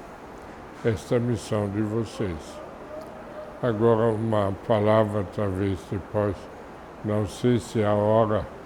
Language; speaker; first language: Portuguese; non-native, fluent; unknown